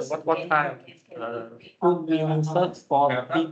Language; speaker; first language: English; non-native, learner; Vietnamese